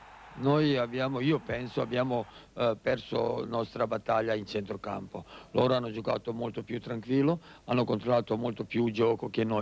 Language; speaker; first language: Italian; non-native, fluent; Serbian